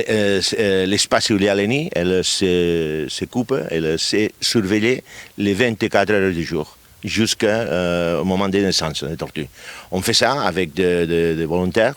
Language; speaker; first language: French; non-native, fluent; Catalan